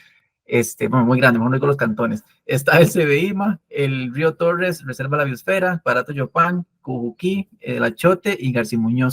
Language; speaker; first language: Spanish; native; Spanish